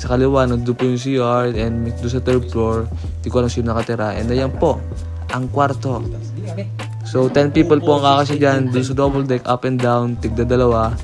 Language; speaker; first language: Filipino; early bilingual, heritage; Filipino